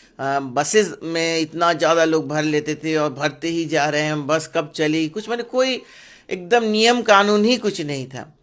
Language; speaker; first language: Hindi; non-native, local second language; Bangla